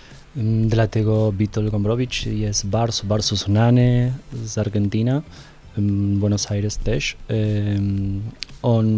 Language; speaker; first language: Polish; non-native, learner; Spanish